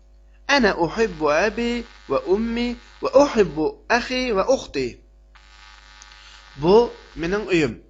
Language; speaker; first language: Arabic; non-native, fluent; Uyghur